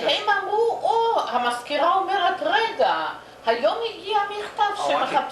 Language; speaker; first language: Hebrew; non-native, fluent; Yiddish